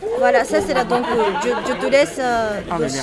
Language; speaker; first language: French; non-native, learner; Japanese